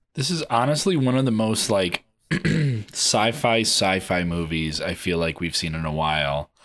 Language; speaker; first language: English; native; English